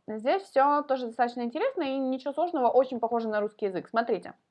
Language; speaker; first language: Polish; non-native, fluent; Russian